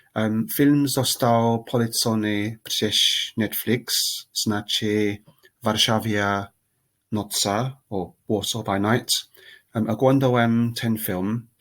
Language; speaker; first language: Polish; non-native, learner; English